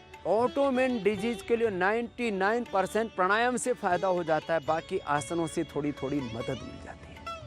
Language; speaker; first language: Hindi; non-native, local second language; Gujarati